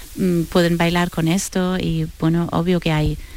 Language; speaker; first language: Spanish; non-native, fluent; German